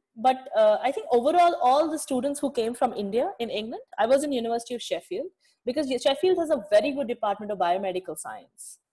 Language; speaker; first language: English; non-native, local second language; Kashmiri